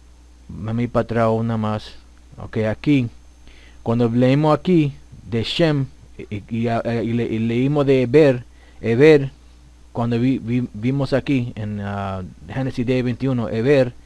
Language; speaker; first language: Spanish; early bilingual, heritage; Spanish